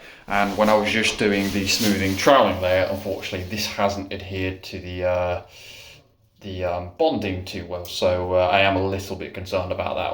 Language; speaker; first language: English; native; English